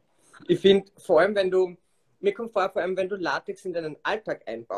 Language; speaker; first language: German; native; German